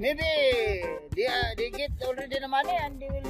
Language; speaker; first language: English; non-native, learner; Filipino